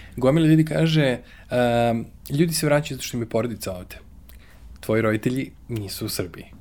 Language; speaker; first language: Serbian; native; Serbian